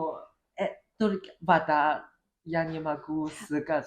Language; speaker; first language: Russian; non-native, learner; Chinese